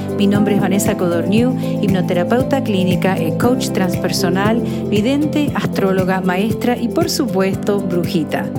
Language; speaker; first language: Spanish; early bilingual, heritage; Spanish